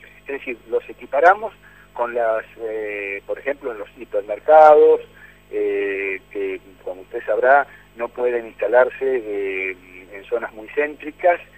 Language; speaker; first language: Spanish; native; Spanish